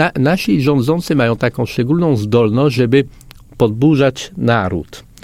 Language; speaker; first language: Polish; non-native, fluent; French